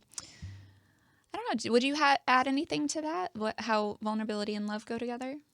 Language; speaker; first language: English; native; English